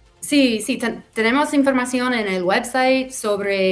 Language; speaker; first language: Spanish; non-native, fluent; English